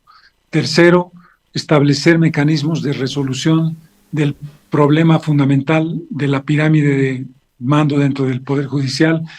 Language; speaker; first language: Spanish; native; Spanish